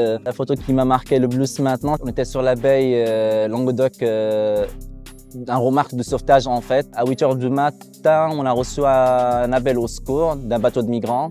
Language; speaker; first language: French; non-native, fluent; Arabic